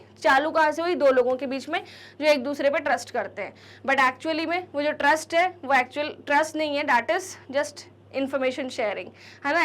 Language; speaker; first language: Hindi; native; Hindi